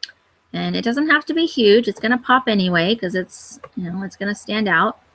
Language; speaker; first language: English; native; English